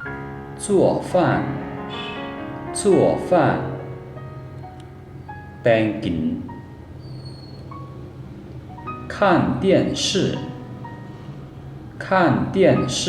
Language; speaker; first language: Chinese; non-native, fluent; Lao